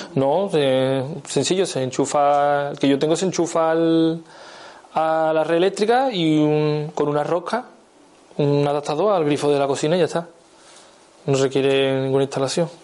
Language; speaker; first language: Spanish; native; Spanish